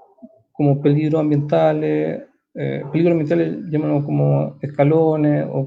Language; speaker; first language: Spanish; native; Spanish